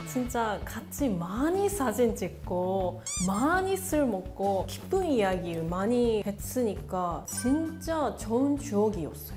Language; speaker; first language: Korean; non-native, learner; Japanese